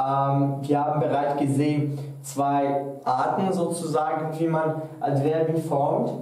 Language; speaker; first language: German; non-native, fluent; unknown